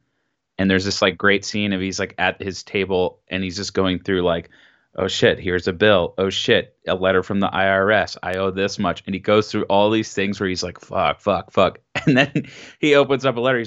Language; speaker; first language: English; native; English